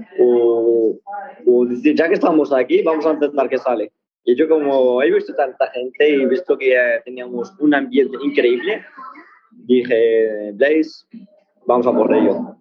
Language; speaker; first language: Spanish; early bilingual, other home language; Arabic